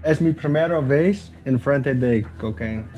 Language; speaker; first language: Spanish; non-native, learner; English